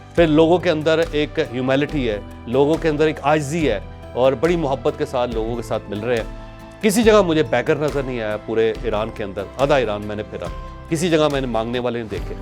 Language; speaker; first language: Urdu; non-native, local second language; Punjabi